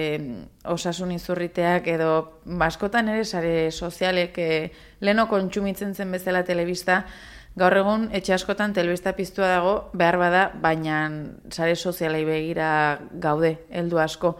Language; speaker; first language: Basque; native; Basque